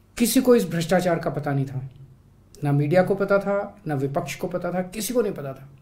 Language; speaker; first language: Hindi; native; Hindi